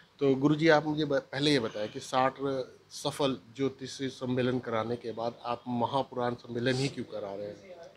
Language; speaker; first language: Hindi; native; Hindi